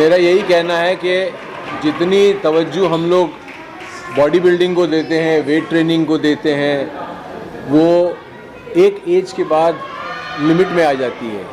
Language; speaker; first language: Hindi; native; Hindi